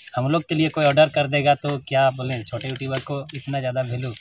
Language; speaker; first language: Hindi; native; Hindi